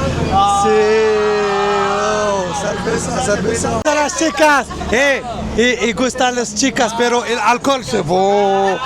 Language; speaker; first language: Spanish; non-native, learner; French